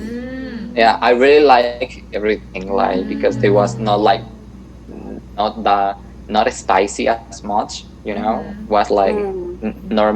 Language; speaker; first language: English; non-native, fluent; Spanish